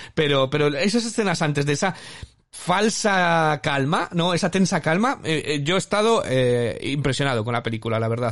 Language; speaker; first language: Spanish; native; Spanish